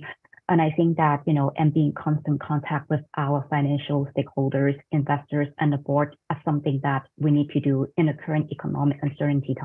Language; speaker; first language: English; non-native, fluent; Cantonese